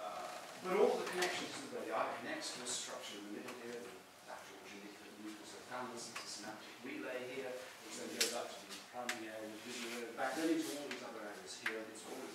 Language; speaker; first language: English; native; English